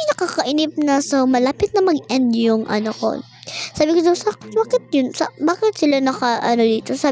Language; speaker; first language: Filipino; non-native, local second language; Cebuano